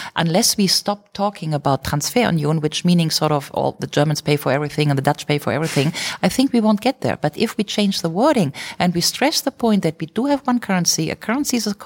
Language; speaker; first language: English; non-native, fluent; German